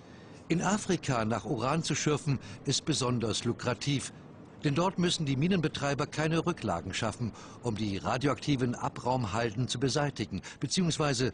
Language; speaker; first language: German; native; German